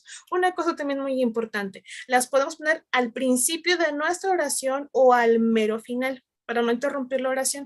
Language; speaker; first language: Spanish; native; Spanish